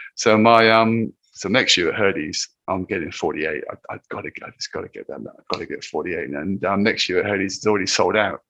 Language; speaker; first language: English; native; English